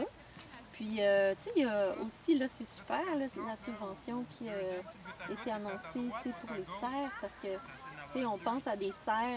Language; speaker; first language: French; native; French